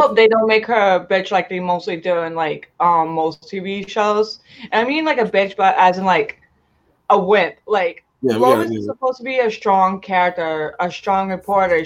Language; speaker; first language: English; non-native, fluent; Uzbek